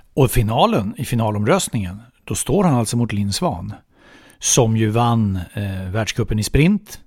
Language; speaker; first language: Swedish; native; Swedish